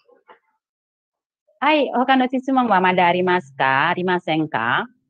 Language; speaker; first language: Japanese; non-native, fluent; Indonesian